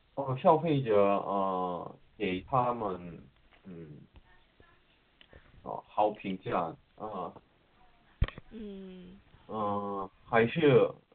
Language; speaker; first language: Chinese; non-native, learner; Korean